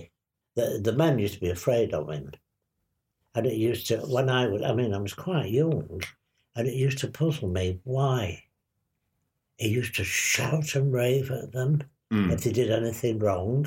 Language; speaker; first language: English; native; English